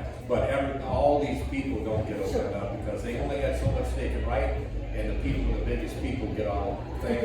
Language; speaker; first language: English; native; English